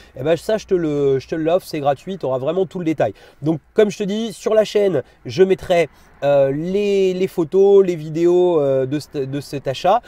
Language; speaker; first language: French; native; French